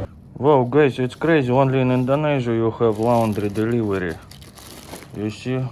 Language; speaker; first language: English; non-native, fluent; Russian